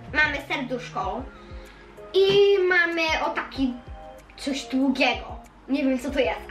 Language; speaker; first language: Polish; early bilingual, heritage; Polish